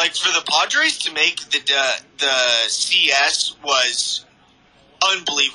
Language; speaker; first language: English; native; English